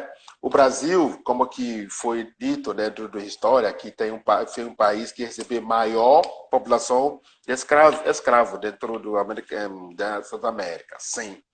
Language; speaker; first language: Portuguese; non-native, learner; Yoruba